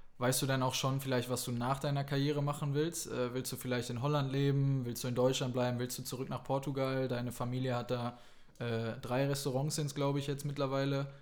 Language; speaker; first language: German; native; German